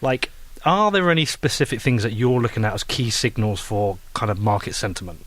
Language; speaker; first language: English; native; English